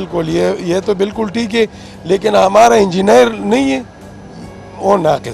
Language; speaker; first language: Hindi; non-native, local second language; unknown